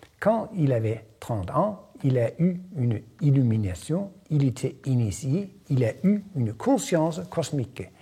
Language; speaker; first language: French; non-native, fluent; Danish